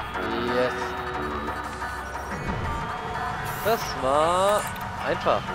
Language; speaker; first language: German; native; German